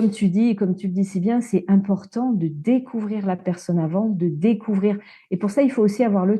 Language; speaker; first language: French; native; French